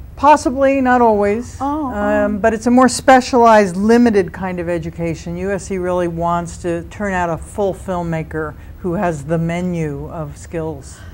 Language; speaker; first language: English; native; English